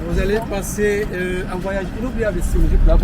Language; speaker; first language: French; non-native, fluent; Arabic